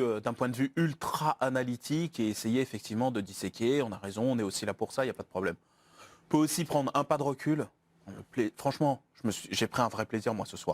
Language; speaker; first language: French; native; French